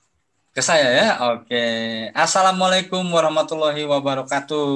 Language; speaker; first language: Indonesian; native; Indonesian